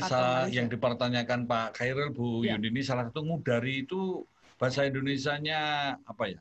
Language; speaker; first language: Indonesian; native; Indonesian